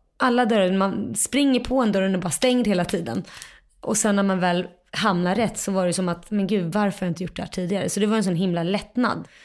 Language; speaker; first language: Swedish; native; Swedish